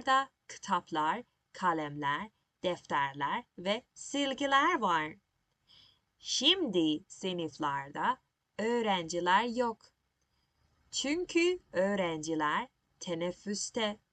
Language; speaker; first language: Turkish; non-native, learner; Persian